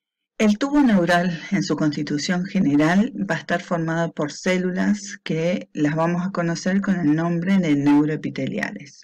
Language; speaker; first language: Spanish; native; Spanish